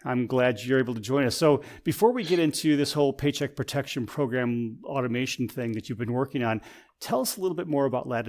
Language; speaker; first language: English; native; English